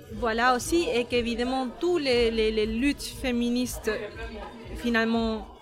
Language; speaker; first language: French; non-native, fluent; Spanish